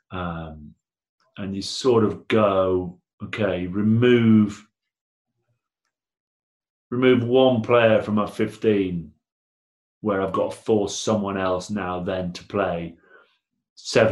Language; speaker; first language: English; native; English